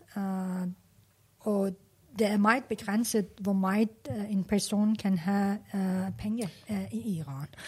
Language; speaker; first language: Danish; non-native, learner; Persian